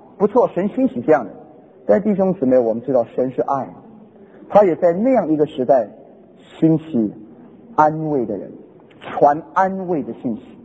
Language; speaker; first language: Chinese; non-native, local second language; Hakka Chinese